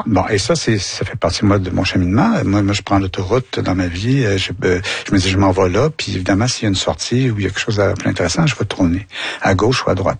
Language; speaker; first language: French; native; French